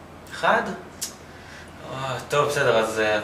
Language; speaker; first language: Hebrew; native; Hebrew